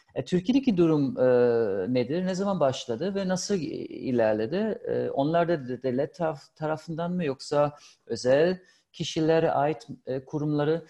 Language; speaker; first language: Turkish; non-native, fluent; German